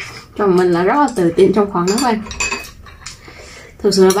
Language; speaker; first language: Chinese; non-native, learner; Vietnamese